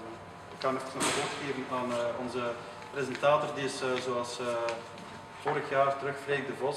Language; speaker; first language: Dutch; native; Dutch